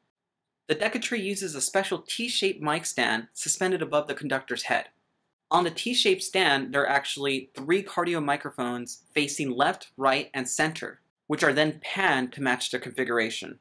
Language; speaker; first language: English; native; English